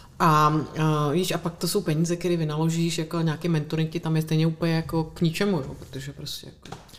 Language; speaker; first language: Czech; native; Czech